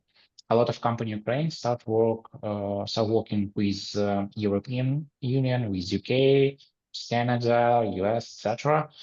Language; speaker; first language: English; non-native, learner; Ukrainian